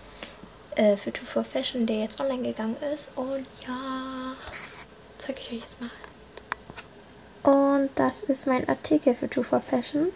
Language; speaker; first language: German; early bilingual, other home language; Vietnamese